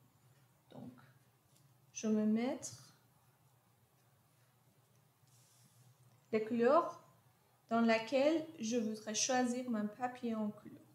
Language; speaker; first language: French; non-native, fluent; Persian